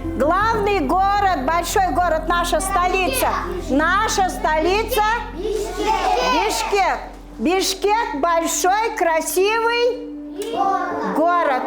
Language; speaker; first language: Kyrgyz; non-native, local second language; Russian